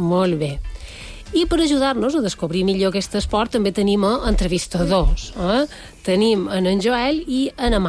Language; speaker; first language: Catalan; native; Catalan